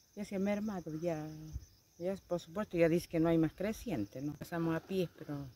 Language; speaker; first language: Spanish; native; Spanish